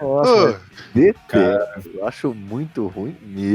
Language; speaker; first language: Portuguese; native; Portuguese